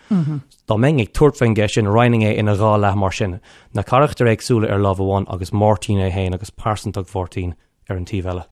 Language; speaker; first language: Irish; non-native, local second language; English